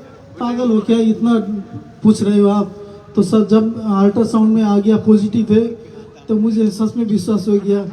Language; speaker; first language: Hindi; non-native, local second language; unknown